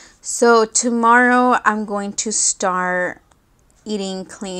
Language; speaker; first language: English; early bilingual, other home language; Spanish